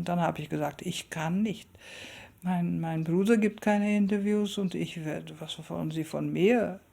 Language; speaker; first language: German; early bilingual, heritage; German